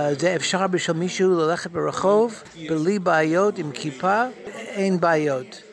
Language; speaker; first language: Hebrew; non-native, learner; English